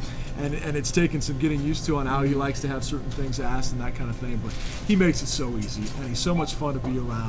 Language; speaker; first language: English; native; English